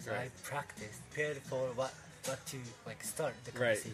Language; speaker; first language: English; non-native, fluent; Japanese